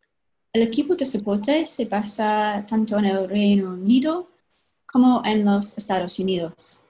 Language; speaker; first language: Spanish; non-native, fluent; English